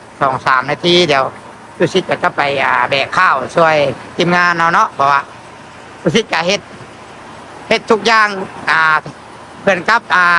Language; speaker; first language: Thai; non-native, local second language; Lao